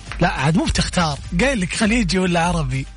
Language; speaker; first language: Arabic; native; Arabic